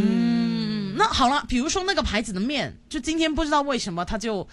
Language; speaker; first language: Chinese; non-native, local second language; Cantonese